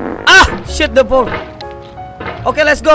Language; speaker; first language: English; non-native, learner; Indonesian